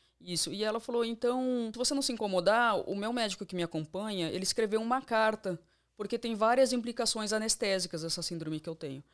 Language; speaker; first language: Portuguese; native; Portuguese